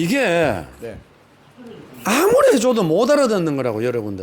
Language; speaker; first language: Korean; native; Korean